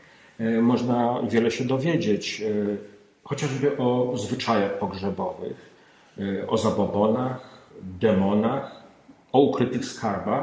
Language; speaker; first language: Polish; native; Polish